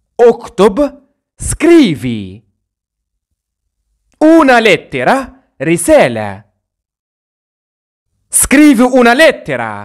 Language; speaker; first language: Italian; non-native, fluent; Arabic